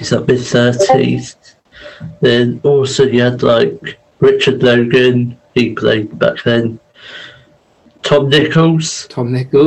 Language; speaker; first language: English; native; English